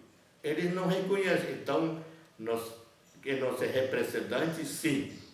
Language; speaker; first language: Portuguese; non-native, local second language; Yanomámi